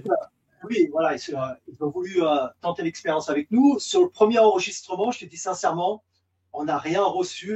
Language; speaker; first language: French; native; French